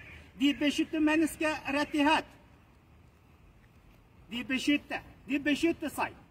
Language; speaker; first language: Norwegian; non-native, learner; Uyghur